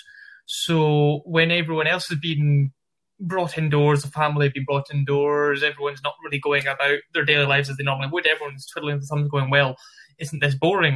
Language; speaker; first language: English; native; English